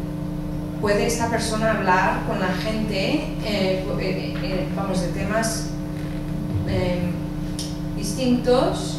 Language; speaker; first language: Spanish; early bilingual, heritage; English